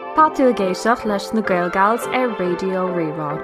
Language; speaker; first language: Irish; non-native, local second language; English